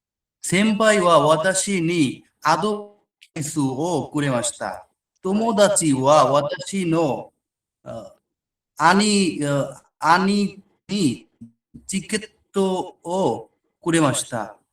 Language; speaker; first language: Japanese; non-native, learner; Bangla